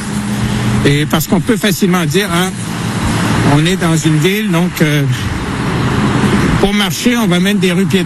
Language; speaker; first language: French; native; French